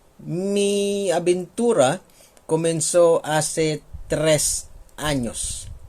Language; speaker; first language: Spanish; non-native, learner; Filipino